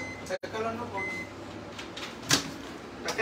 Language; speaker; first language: Spanish; early bilingual, heritage; Spanish